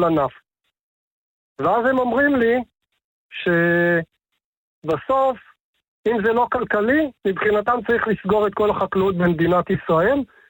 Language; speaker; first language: Hebrew; native; Hebrew